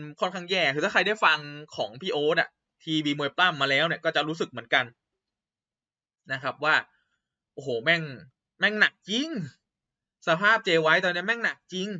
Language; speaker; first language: Thai; native; Thai